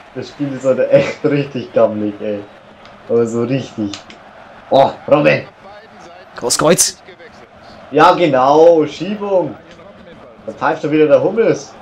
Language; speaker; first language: German; native; German